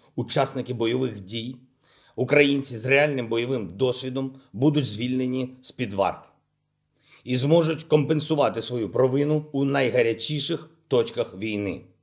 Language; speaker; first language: Ukrainian; non-native, local second language; Russian